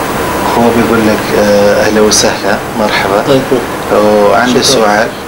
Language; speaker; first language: Arabic; non-native, learner; Turkish